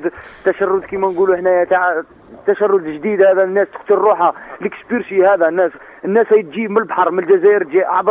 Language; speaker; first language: Arabic; native; Arabic